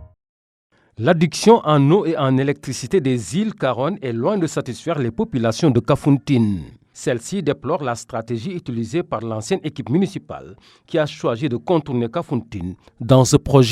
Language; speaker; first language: French; native; French